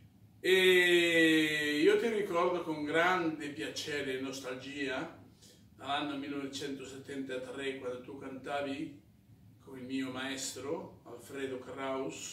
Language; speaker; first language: Italian; non-native, fluent; Spanish